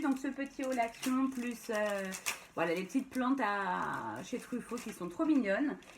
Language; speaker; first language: French; native; French